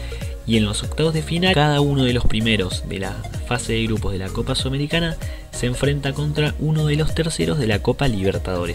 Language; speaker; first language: Spanish; native; Spanish